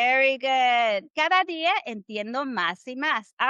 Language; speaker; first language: Spanish; non-native, learner; English